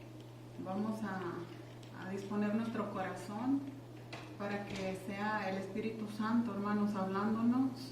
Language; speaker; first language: Spanish; native; Spanish